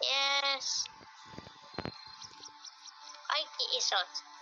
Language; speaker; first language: Finnish; early bilingual, other home language; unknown